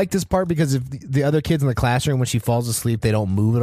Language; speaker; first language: English; native; English